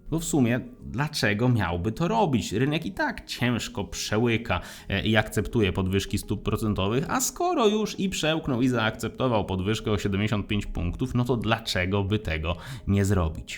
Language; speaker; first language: Polish; native; Polish